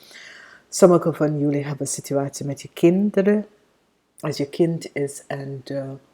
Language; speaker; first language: Dutch; non-native, fluent; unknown